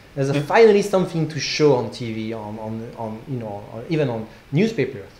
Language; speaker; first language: English; non-native, fluent; French